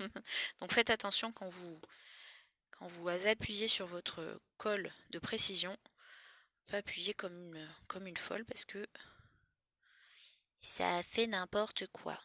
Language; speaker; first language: French; native; French